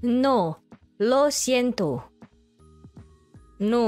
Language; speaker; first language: Spanish; non-native, learner; Indonesian